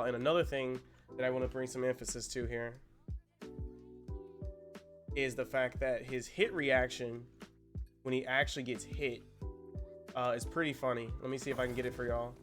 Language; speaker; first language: English; native; English